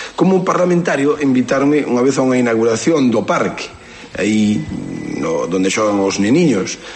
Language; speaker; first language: Galician; native; Galician